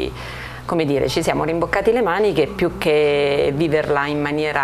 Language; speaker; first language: Italian; native; Italian